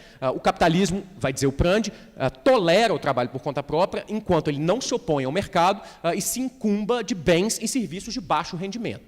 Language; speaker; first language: Portuguese; native; Portuguese